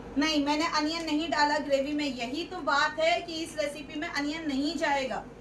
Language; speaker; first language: Hindi; native; Hindi